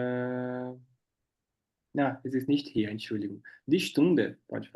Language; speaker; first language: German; non-native, fluent; Portuguese